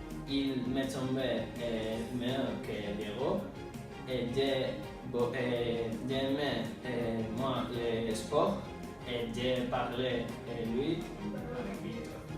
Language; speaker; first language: French; non-native, learner; Spanish